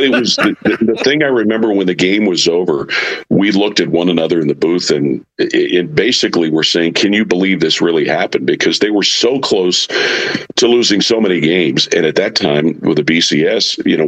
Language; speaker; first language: English; native; English